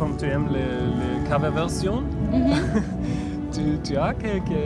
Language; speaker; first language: French; non-native, fluent; German